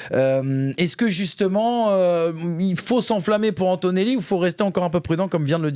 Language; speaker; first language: French; native; French